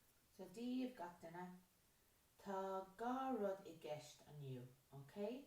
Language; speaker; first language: Irish; non-native, local second language; English